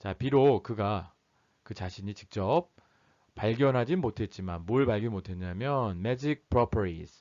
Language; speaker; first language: Korean; native; Korean